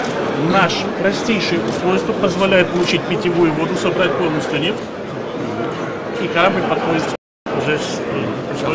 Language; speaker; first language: Russian; native; Russian